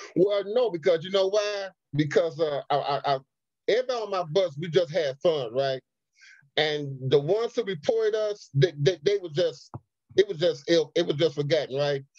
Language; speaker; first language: English; native; English